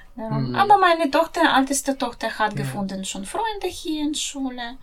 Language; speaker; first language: German; non-native, learner; Russian